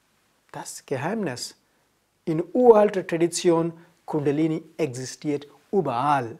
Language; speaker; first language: German; non-native, learner; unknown